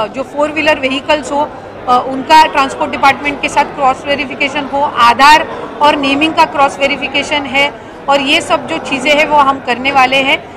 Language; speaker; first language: Hindi; non-native, local second language; Marathi